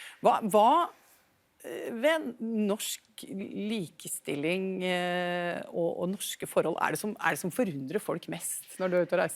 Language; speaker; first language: Norwegian; native; Norwegian